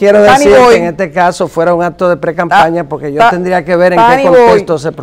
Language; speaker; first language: Spanish; native; Spanish